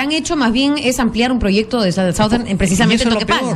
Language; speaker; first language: Spanish; native; Spanish